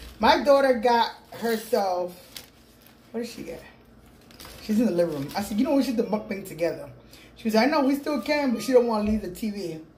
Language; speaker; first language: English; native; English